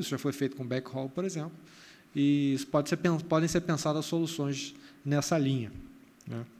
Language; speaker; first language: Portuguese; native; Portuguese